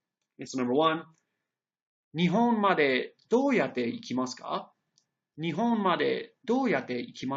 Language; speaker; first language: Japanese; non-native, fluent; English